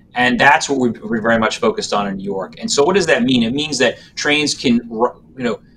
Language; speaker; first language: English; native; English